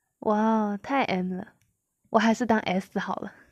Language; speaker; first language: Chinese; native; Chinese